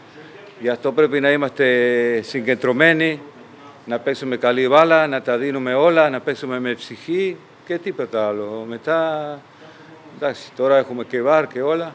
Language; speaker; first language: Greek; non-native, fluent; Spanish